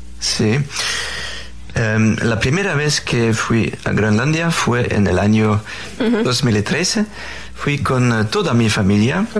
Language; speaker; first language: Spanish; non-native, fluent; Faroese